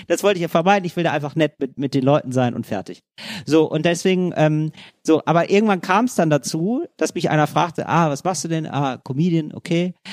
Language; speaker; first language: German; native; German